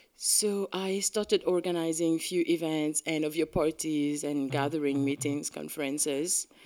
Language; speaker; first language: English; non-native, local second language; Morisyen